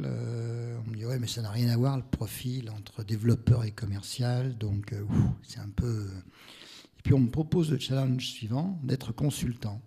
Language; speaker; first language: French; native; French